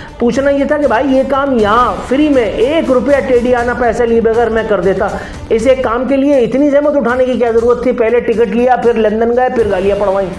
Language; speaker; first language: Urdu; native; Urdu